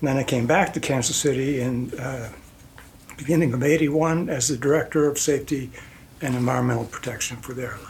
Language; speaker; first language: English; non-native, fluent; Icelandic